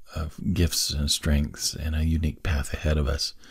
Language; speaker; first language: English; native; English